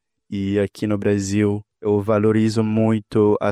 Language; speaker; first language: Portuguese; non-native, fluent; Haitian Creole